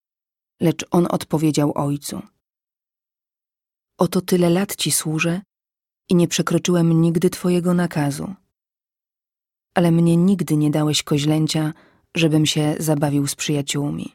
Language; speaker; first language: Polish; native; Polish